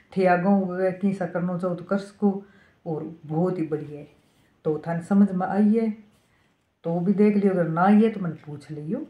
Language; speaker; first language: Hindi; native; Hindi